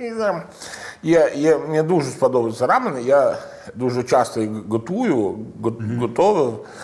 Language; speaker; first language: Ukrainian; non-native, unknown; Italian